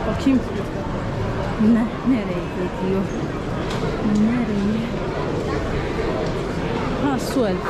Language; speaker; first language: Turkish; non-native, learner; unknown